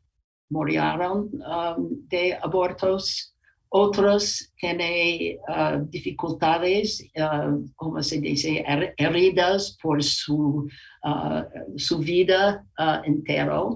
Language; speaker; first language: Spanish; non-native, learner; English